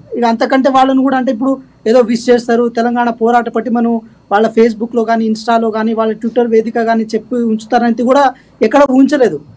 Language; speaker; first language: Telugu; native; Telugu